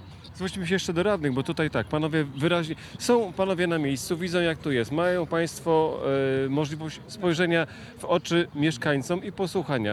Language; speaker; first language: Polish; native; Polish